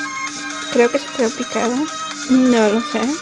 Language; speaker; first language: Spanish; early bilingual, heritage; Spanish